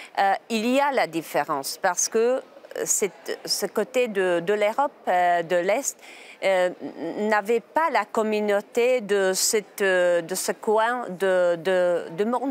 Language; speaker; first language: French; non-native, learner; Czech